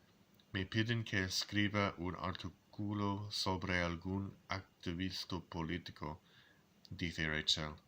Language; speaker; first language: Spanish; non-native, learner; English